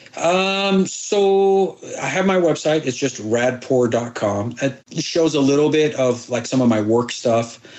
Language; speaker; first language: English; early bilingual, other home language; Persian